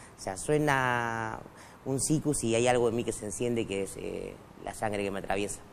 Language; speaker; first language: Spanish; non-native, local second language; Quechua